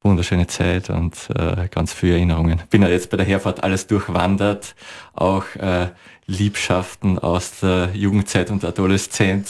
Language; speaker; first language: German; native; German